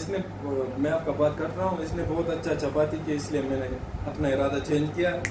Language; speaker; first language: Hindi; non-native, local second language; Pashto